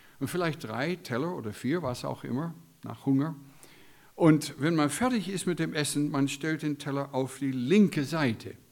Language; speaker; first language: German; non-native, fluent; English